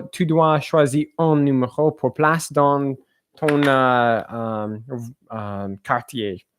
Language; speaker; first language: French; non-native, learner; English